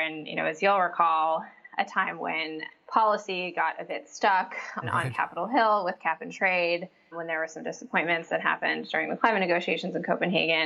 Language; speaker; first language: English; native; English